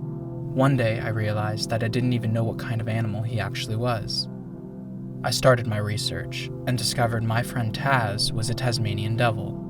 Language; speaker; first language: English; native; English